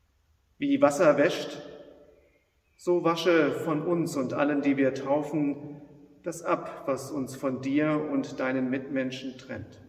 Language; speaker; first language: German; native; German